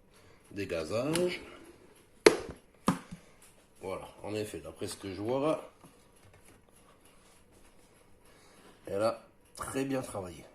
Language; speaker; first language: French; native; French